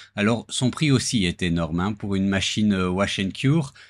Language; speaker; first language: French; native; French